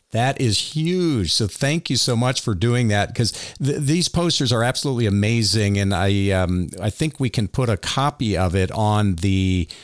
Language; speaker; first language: English; native; English